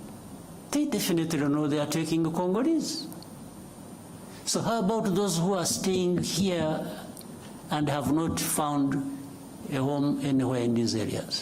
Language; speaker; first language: English; non-native, local second language; Kinyarwanda